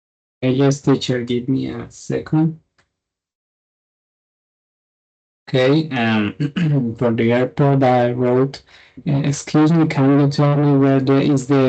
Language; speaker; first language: English; non-native, fluent; Spanish